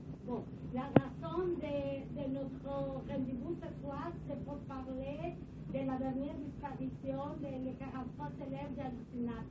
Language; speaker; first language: French; non-native, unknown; Spanish